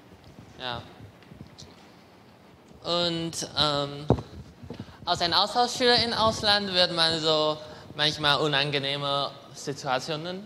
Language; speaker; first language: German; non-native, learner; Chinese